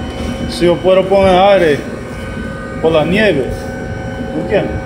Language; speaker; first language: Spanish; non-native, learner; English